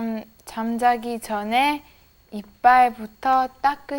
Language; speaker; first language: Korean; non-native, learner; Italian